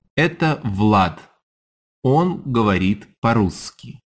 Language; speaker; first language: Russian; non-native, fluent; English